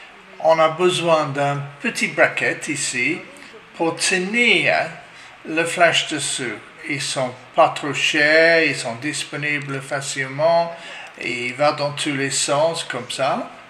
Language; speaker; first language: French; non-native, learner; English